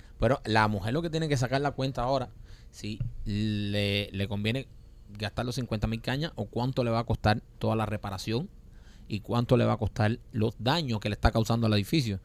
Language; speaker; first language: Spanish; native; Spanish